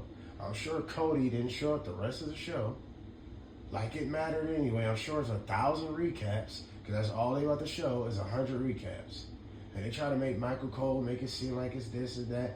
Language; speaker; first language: English; native; English